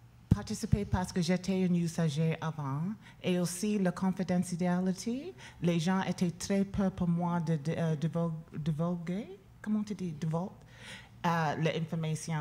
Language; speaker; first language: French; non-native, learner; English